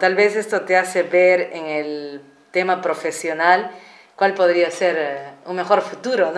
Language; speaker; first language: Spanish; native; Spanish